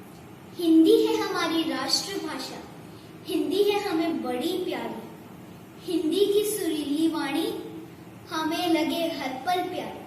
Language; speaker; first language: Hindi; native; Hindi